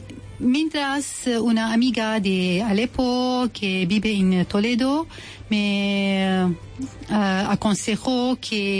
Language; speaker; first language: Spanish; non-native, learner; Arabic